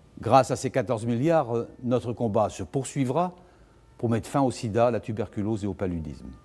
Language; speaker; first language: French; native; French